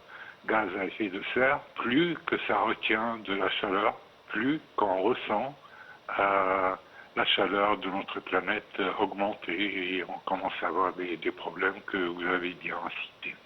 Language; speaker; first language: French; non-native, fluent; Arabic